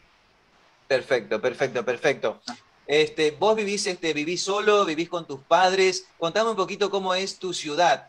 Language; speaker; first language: Spanish; native; Spanish